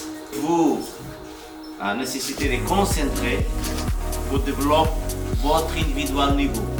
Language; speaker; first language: French; non-native, learner; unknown